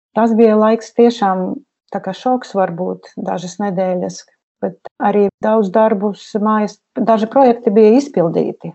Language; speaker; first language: Latvian; non-native, local second language; Russian